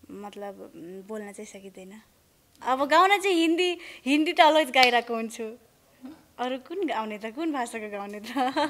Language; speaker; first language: Nepali; non-native, local second language; Dangaura Tharu